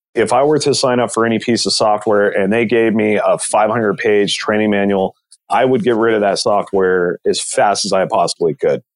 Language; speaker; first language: English; native; English